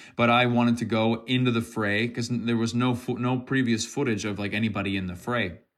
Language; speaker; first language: English; native; English